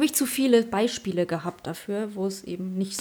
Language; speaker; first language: German; early bilingual, other home language; Polish